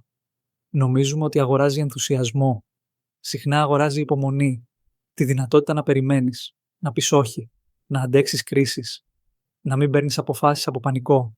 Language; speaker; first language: Greek; native; Greek